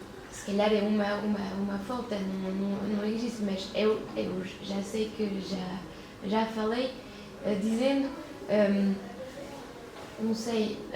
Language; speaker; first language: Portuguese; early bilingual, heritage; Portuguese